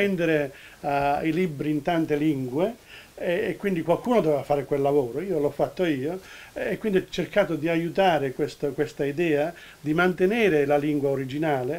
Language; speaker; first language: Italian; early bilingual, heritage; Italian